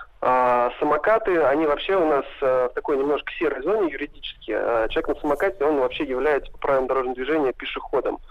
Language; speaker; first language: Russian; native; Russian